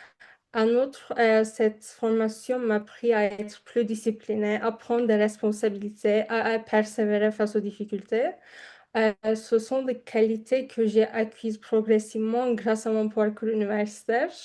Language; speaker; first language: French; non-native, fluent; Turkish